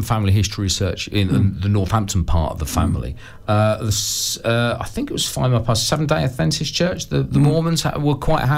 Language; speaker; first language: English; native; English